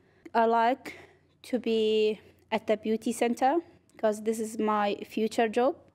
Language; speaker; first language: English; non-native, learner; Arabic